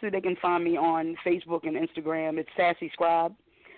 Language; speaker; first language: English; native; English